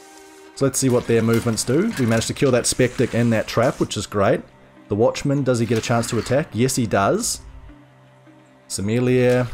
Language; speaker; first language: English; native; English